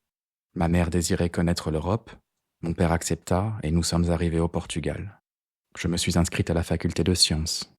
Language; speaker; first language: French; native; French